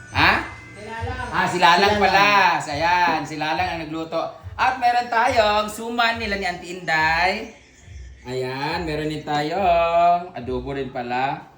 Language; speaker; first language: Filipino; non-native, local second language; Cebuano